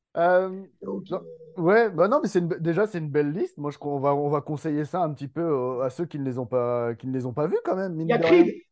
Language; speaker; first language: French; native; French